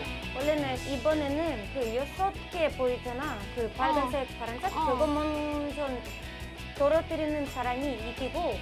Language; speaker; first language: Korean; non-native, fluent; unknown